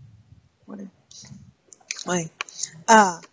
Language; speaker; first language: French; non-native, learner; English